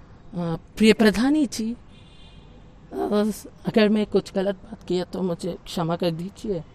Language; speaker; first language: Hindi; non-native, local second language; Telugu